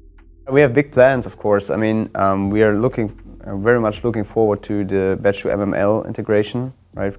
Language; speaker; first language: English; non-native, fluent; German